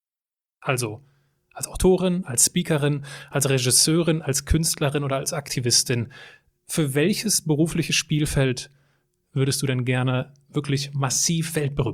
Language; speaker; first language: German; native; German